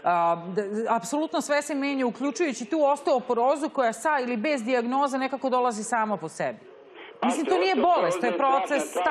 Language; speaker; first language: Serbian; native; Serbian